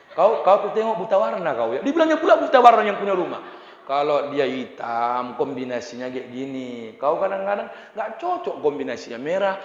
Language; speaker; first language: Malay; non-native, local second language; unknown